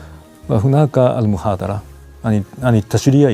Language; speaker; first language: Arabic; non-native, learner; Japanese